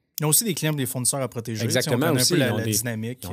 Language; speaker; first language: French; native; French